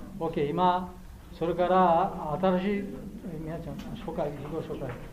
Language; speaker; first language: Japanese; non-native, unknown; Bangla